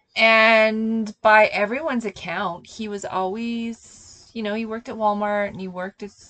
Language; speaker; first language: English; native; English